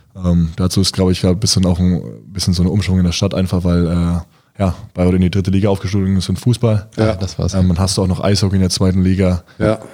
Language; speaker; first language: German; native; German